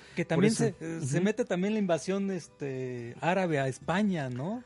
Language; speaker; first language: Spanish; native; Spanish